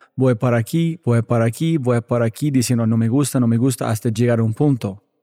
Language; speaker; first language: Spanish; non-native, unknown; English